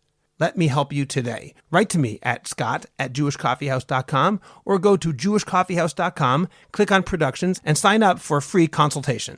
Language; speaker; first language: English; native; English